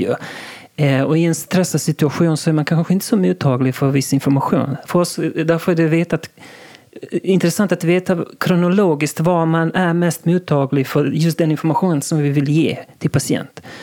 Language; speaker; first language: Swedish; non-native, local second language; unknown